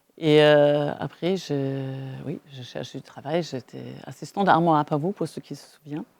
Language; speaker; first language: French; non-native, fluent; German